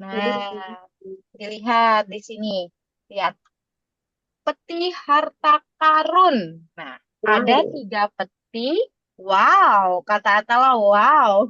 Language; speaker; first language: Indonesian; native; Indonesian